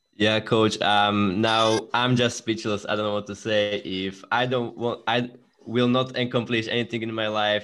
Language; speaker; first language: English; non-native, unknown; Slovak